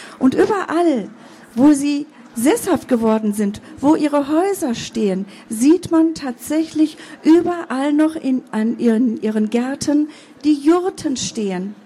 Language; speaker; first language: German; early bilingual, other home language; Kurdish